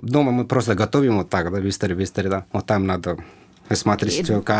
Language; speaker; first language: Russian; non-native, learner; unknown